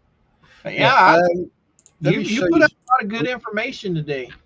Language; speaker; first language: English; native; English